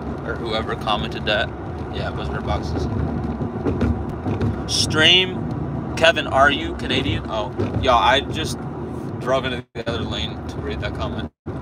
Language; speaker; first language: English; native; English